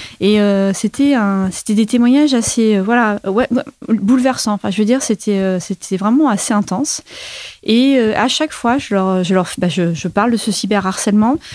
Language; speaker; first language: French; native; French